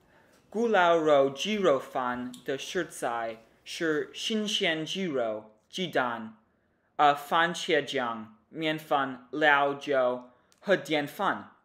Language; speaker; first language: Chinese; non-native, learner; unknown